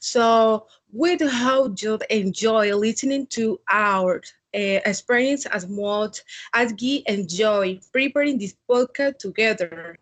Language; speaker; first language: English; non-native, learner; Spanish